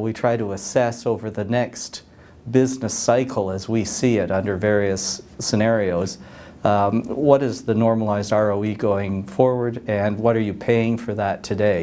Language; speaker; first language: English; native; English